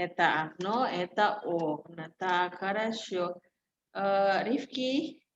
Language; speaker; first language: Russian; non-native, fluent; Indonesian